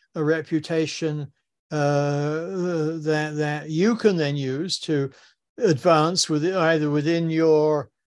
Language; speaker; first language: English; native; English